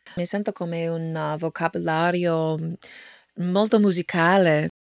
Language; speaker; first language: Italian; non-native, learner; English